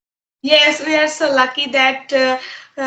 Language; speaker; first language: English; non-native, learner; Bangla